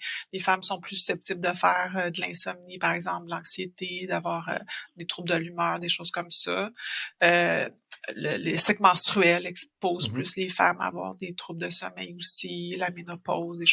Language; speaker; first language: French; native; French